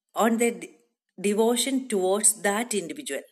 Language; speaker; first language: English; non-native, local second language; Malayalam